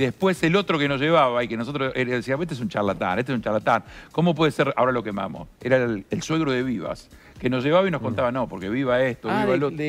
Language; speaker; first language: Spanish; native; Spanish